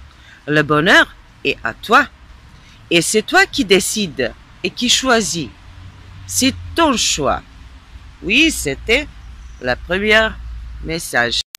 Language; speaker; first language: French; non-native, fluent; Serbian